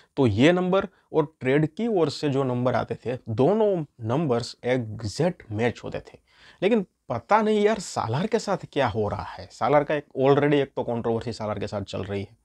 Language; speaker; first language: Hindi; non-native, local second language; Gujarati